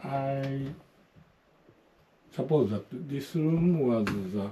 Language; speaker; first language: English; non-native, learner; Japanese